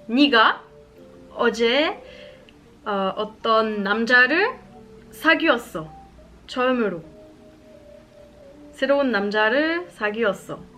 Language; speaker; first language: Korean; non-native, learner; French